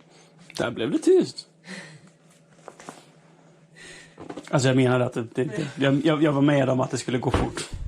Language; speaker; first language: Swedish; native; Swedish